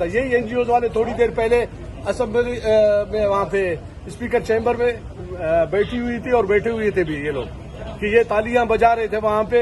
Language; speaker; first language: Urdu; non-native, local second language; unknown